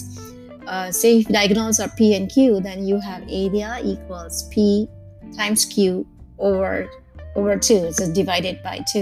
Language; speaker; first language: English; non-native, local second language; Gujarati